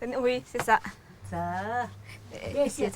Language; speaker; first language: French; non-native, fluent; Mongolian